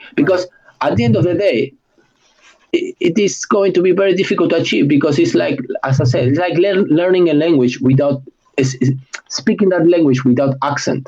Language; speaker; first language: English; non-native, fluent; Spanish